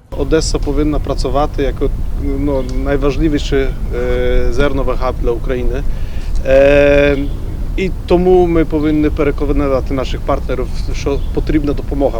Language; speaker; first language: Ukrainian; non-native, fluent; Polish